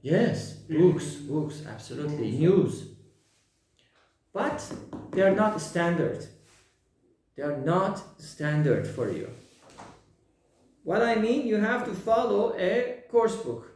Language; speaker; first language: English; non-native, fluent; Persian